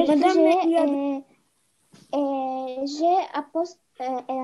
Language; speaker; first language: French; non-native, learner; Arabic